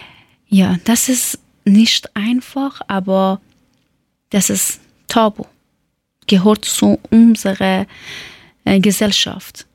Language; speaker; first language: German; non-native, learner; Persian